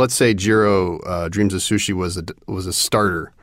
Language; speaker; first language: English; native; English